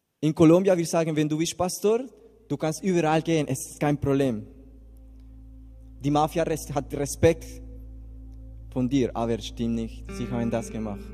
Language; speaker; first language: German; non-native, learner; Spanish